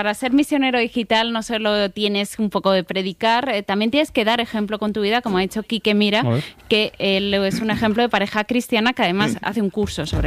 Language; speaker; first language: Spanish; native; Spanish